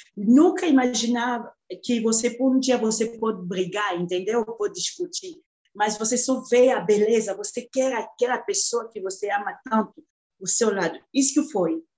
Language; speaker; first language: Portuguese; non-native, fluent; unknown